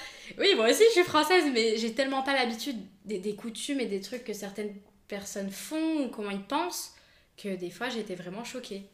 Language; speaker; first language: French; native; French